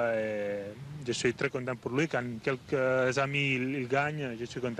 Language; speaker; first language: French; non-native, learner; Spanish